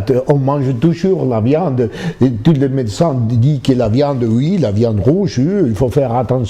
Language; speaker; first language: French; non-native, fluent; Spanish